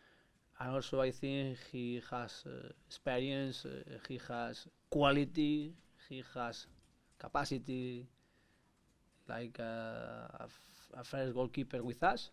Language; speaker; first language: English; non-native, learner; Spanish